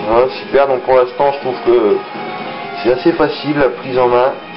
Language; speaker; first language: French; native; French